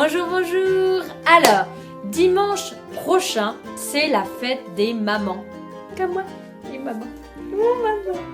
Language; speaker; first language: French; native; French